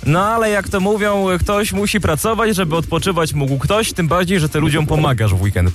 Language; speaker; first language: Polish; native; Polish